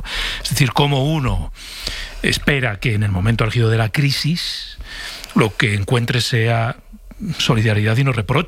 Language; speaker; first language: Spanish; native; Spanish